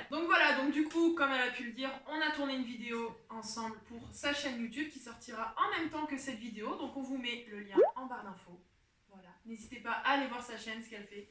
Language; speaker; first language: French; native; French